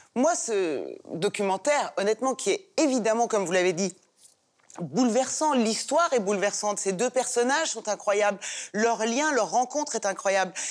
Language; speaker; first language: French; non-native, fluent; Persian